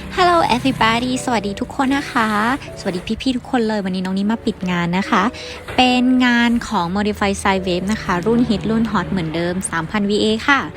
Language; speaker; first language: Thai; native; Thai